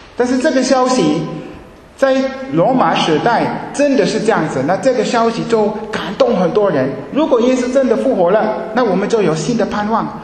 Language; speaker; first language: Chinese; early bilingual, heritage; Chinese